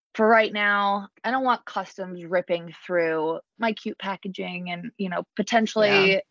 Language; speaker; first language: English; native; English